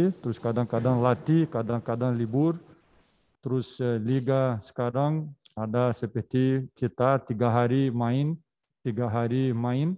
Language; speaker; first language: Indonesian; non-native, fluent; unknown